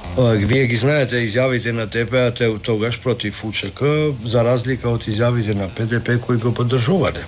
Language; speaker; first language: Macedonian; non-native, local second language; Albanian